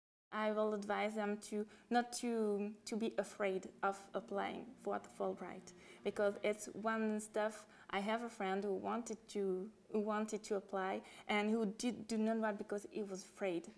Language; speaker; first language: English; non-native, fluent; French